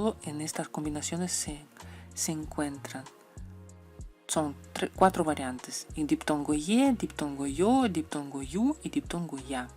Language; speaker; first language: Spanish; non-native, fluent; Russian